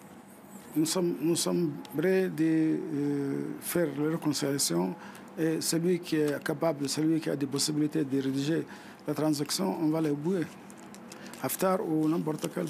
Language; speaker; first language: French; non-native, fluent; Arabic